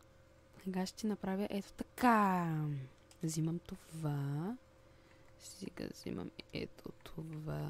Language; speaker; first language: Bulgarian; native; Bulgarian